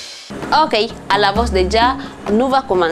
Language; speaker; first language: French; non-native, learner; Spanish